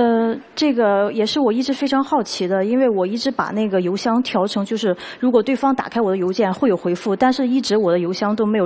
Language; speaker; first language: Chinese; native; Chinese